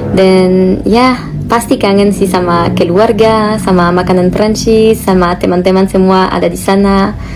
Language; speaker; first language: Indonesian; non-native, fluent; French